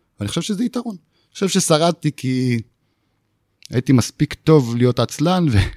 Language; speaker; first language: Hebrew; native; Hebrew